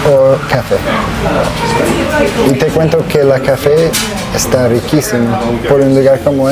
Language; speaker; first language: Spanish; non-native, learner; English